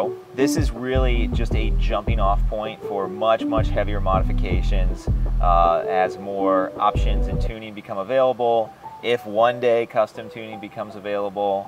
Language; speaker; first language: English; native; English